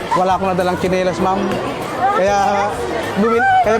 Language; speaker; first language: Filipino; native; Filipino